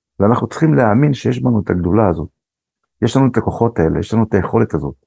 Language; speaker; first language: Hebrew; early bilingual, other home language; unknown